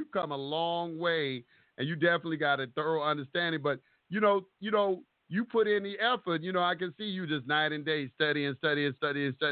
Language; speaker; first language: English; native; English